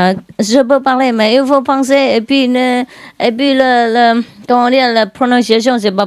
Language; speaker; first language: French; non-native, learner; Vietnamese